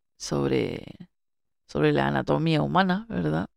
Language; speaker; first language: Spanish; native; Spanish